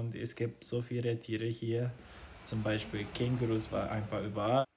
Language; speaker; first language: German; non-native, fluent; Croatian